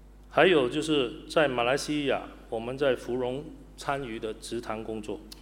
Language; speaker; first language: Chinese; native; Chinese